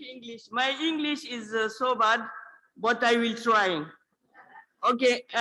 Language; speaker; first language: English; non-native, learner; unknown